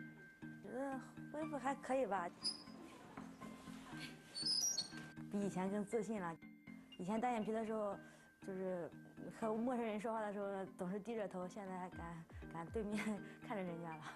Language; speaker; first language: Chinese; native; Chinese